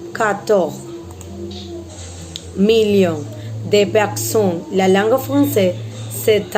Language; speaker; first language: French; non-native, learner; Spanish